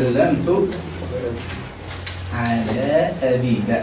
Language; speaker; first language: Arabic; native; Arabic